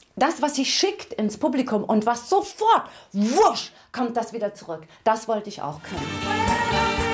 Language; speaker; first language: German; native; German